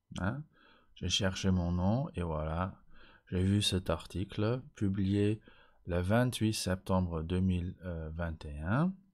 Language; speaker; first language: French; non-native, local second language; Luxembourgish